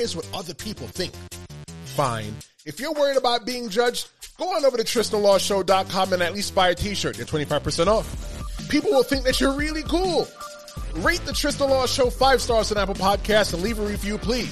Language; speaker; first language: English; native; English